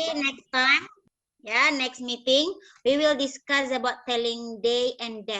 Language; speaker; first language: English; non-native, learner; Indonesian